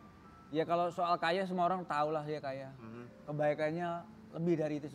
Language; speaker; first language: Indonesian; native; Indonesian